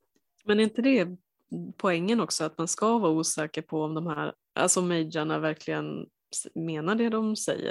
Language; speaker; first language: Swedish; native; Swedish